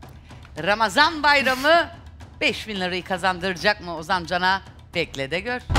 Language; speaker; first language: Turkish; native; Turkish